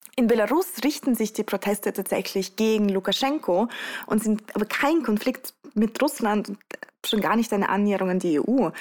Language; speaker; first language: German; early bilingual, other home language; Russian